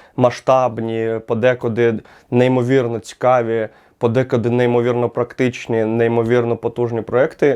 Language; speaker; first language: Ukrainian; native; Ukrainian